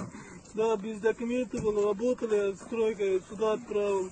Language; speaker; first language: Russian; non-native, learner; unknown